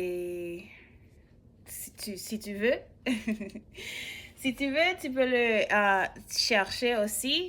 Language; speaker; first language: French; non-native, learner; English